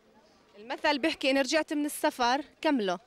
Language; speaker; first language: Arabic; native; Arabic